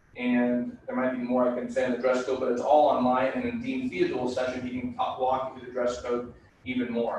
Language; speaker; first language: English; native; English